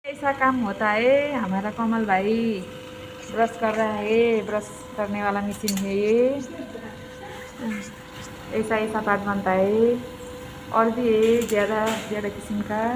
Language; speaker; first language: Hindi; non-native, learner; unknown